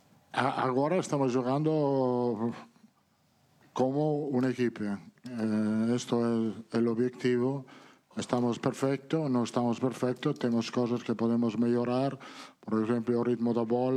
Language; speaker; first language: Portuguese; non-native, fluent; Italian